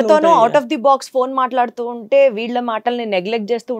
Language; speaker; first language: Telugu; native; Telugu